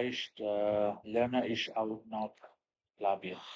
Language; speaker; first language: German; non-native, learner; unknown